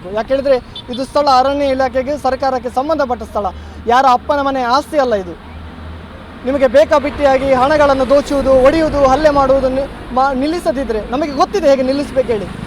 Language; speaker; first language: Kannada; non-native, local second language; Tulu